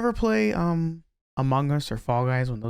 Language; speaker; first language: English; native; English